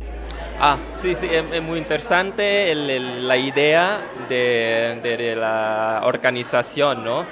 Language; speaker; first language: Spanish; non-native, fluent; Thai